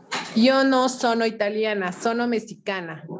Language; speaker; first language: Italian; non-native, learner; Spanish